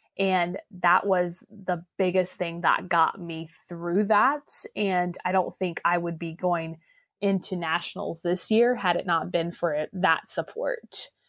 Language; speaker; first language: English; non-native, local second language; Pennsylvania German